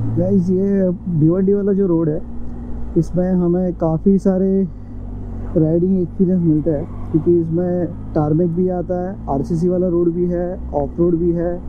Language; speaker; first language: Hindi; non-native, local second language; Marathi